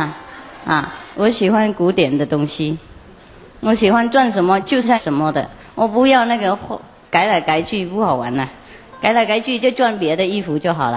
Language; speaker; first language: Chinese; non-native, fluent; Vietnamese